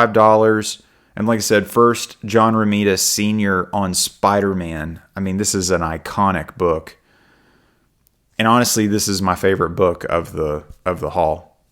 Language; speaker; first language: English; native; English